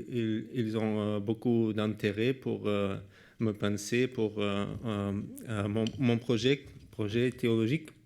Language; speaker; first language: French; non-native, learner; Russian